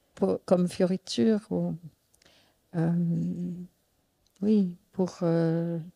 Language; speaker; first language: French; non-native, fluent; English